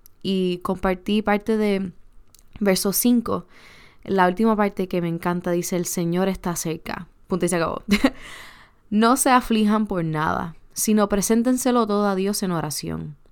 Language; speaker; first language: Spanish; early bilingual, heritage; Spanish